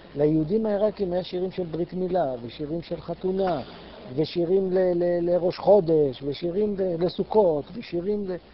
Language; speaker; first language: Hebrew; native; Hebrew